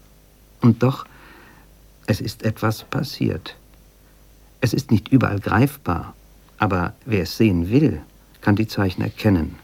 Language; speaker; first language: German; native; German